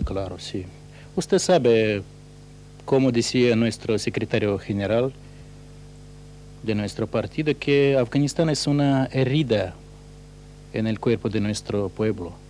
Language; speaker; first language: Spanish; non-native, fluent; Russian